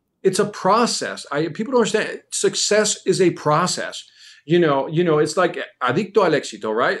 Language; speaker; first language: English; early bilingual, other home language; Spanish